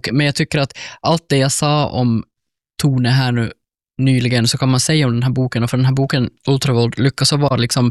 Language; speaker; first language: Swedish; native; Swedish